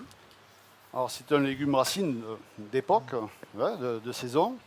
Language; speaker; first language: French; native; French